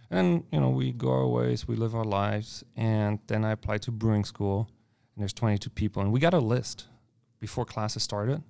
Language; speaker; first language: English; non-native, fluent; German